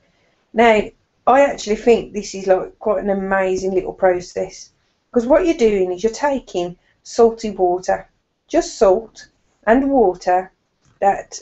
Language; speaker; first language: English; native; English